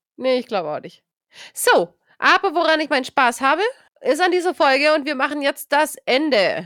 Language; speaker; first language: German; native; German